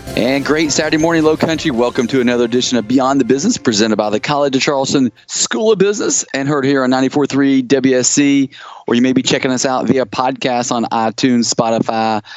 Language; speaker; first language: English; native; English